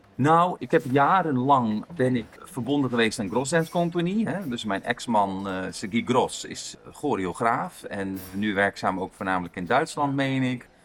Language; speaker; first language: Dutch; native; Dutch